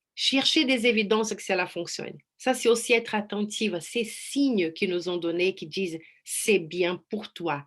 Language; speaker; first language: French; non-native, fluent; Portuguese